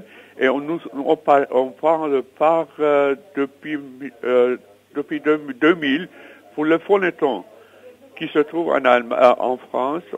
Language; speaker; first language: French; non-native, learner; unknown